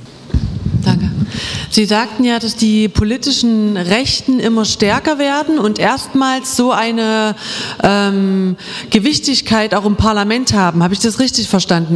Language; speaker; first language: German; native; German